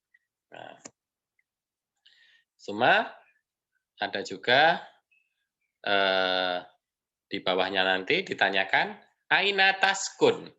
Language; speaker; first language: Indonesian; native; Indonesian